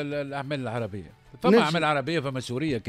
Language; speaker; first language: Arabic; native; Arabic